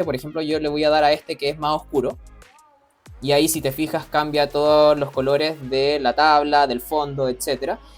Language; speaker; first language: Spanish; native; Spanish